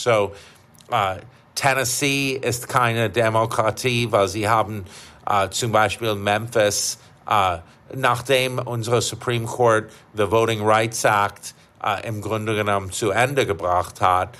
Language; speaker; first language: German; non-native, fluent; English